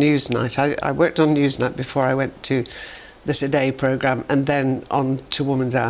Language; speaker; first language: English; native; English